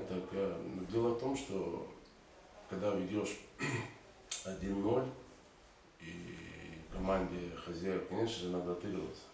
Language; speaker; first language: Russian; native; Russian